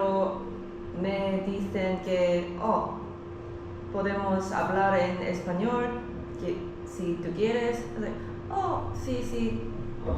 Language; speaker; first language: Spanish; non-native, learner; Korean